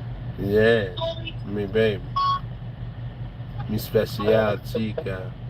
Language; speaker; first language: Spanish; non-native, learner; English